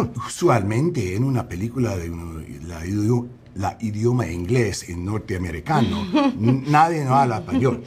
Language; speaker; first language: Spanish; non-native, learner; English